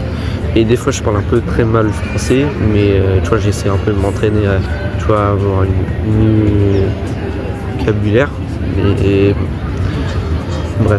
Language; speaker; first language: French; early bilingual, other home language; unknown